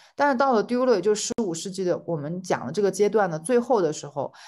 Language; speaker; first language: Chinese; native; Chinese